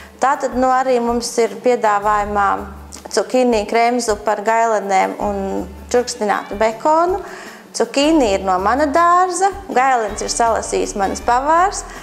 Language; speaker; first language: Latvian; native; Latvian